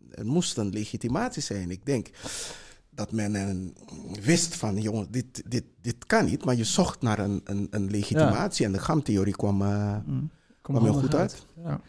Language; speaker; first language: Dutch; non-native, local second language; Sranan Tongo